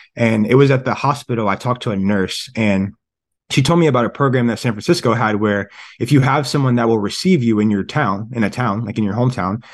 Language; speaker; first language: English; native; English